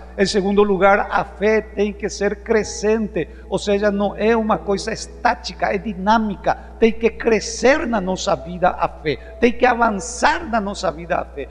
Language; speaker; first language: Portuguese; non-native, fluent; Spanish